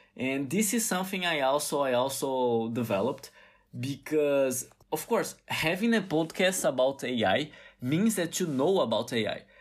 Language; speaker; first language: English; non-native, fluent; Portuguese